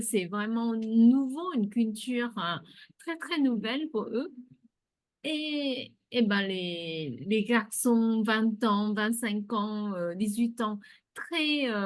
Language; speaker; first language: French; non-native, fluent; Vietnamese